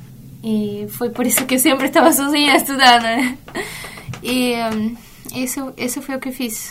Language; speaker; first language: Portuguese; non-native, fluent; Spanish